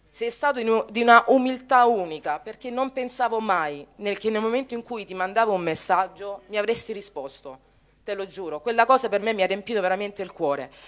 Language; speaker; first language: Italian; native; Italian